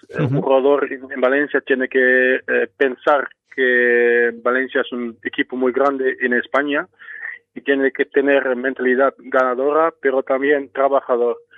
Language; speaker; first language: Spanish; non-native, fluent; Dutch